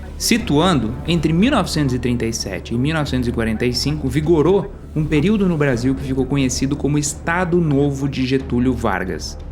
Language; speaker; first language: Portuguese; native; Portuguese